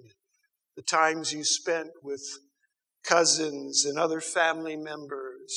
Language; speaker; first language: English; native; English